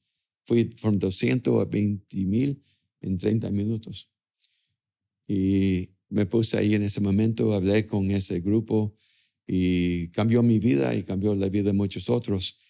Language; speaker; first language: Spanish; early bilingual, other home language; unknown